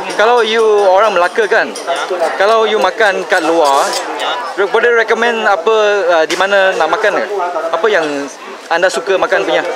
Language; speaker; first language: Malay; non-native, local second language; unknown